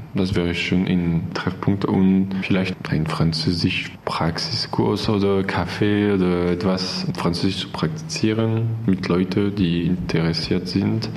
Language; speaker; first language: German; non-native, learner; French